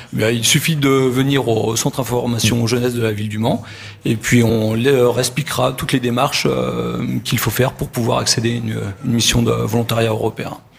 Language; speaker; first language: French; native; French